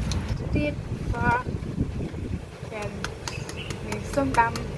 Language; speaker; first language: English; non-native, learner; Lao